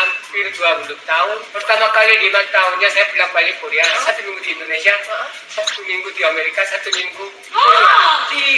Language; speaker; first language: Indonesian; non-native, learner; Korean